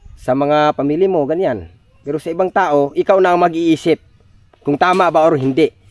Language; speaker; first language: Filipino; non-native, local second language; Cebuano